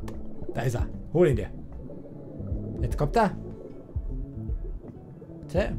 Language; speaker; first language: German; native; German